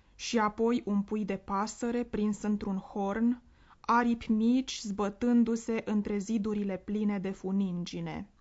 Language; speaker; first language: Romanian; native; Romanian